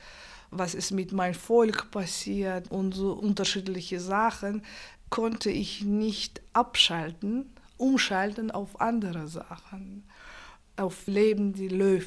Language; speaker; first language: German; non-native, fluent; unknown